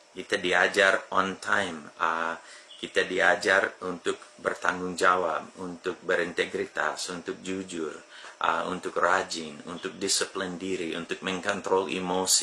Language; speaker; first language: Indonesian; non-native, fluent; English